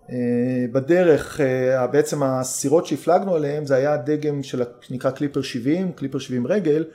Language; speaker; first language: Hebrew; native; Hebrew